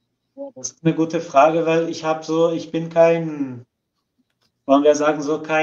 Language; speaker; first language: German; non-native, fluent; Portuguese